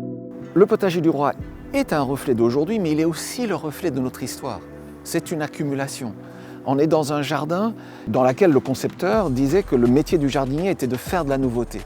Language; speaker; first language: French; native; French